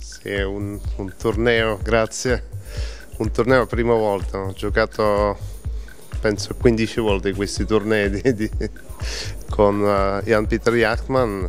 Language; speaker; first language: Italian; non-native, fluent; Russian